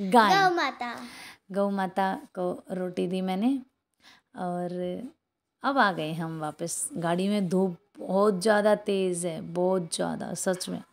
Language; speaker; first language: Hindi; native; Hindi